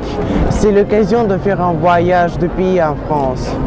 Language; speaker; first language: French; non-native, learner; Russian